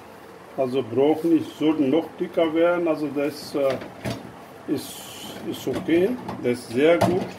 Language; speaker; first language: German; non-native, learner; Urdu